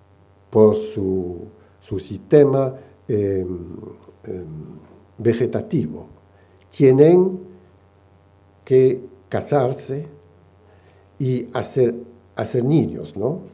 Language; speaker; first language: Spanish; non-native, fluent; French